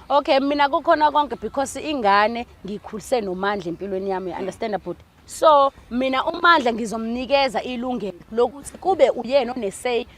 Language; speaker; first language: Zulu; native; Zulu